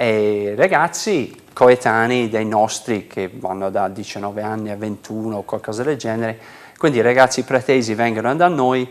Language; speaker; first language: Italian; non-native, fluent; English